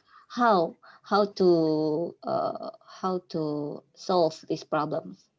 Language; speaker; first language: English; non-native, learner; Indonesian